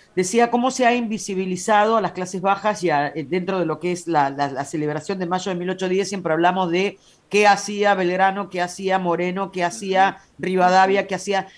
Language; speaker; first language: Spanish; native; Spanish